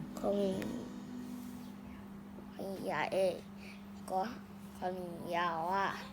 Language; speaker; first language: Japanese; non-native, learner; Thai